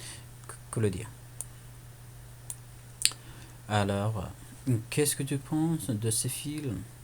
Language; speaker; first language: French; non-native, fluent; Persian